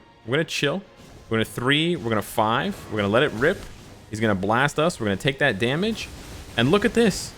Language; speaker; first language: English; native; English